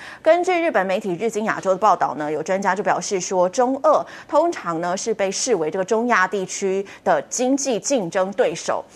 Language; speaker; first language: Chinese; native; Chinese